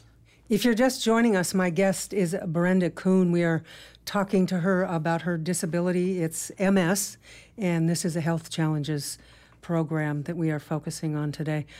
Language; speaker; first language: English; native; English